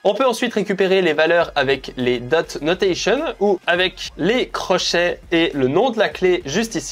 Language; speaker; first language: French; native; French